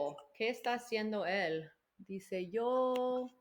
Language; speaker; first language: Spanish; non-native, fluent; English